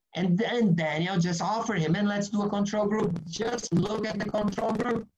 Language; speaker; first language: English; non-native, fluent; Portuguese